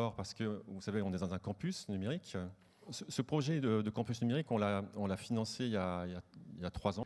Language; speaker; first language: French; native; French